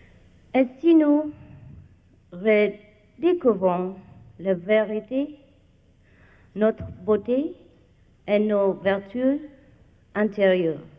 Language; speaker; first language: French; non-native, fluent; Vietnamese